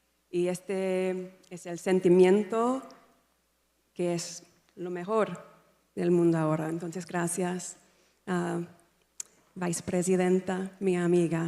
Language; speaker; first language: Spanish; non-native, fluent; English